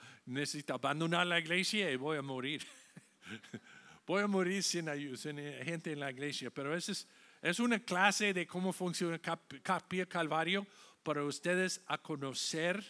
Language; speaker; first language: Spanish; non-native, fluent; English